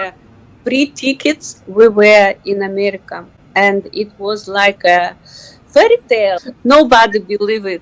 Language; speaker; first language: English; non-native, learner; Russian